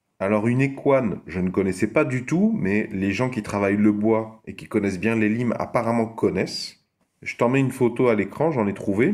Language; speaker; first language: French; native; French